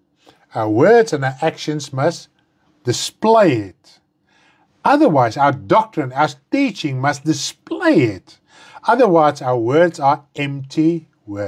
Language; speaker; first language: English; non-native, local second language; Afrikaans